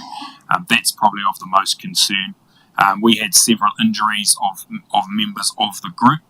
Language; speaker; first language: English; native; English